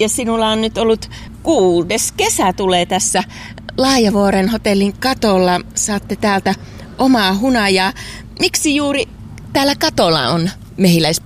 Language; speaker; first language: Finnish; native; Finnish